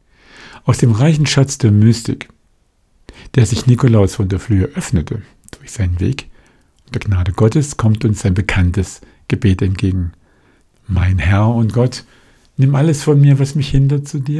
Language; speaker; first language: German; native; German